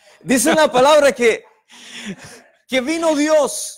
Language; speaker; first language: Spanish; native; Spanish